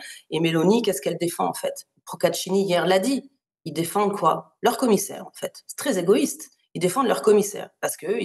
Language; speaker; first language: French; native; French